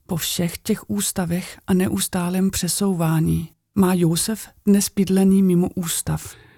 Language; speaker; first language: Czech; non-native, fluent; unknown